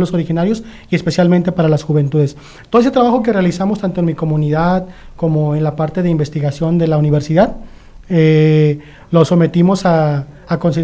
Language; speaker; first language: Spanish; non-native, local second language; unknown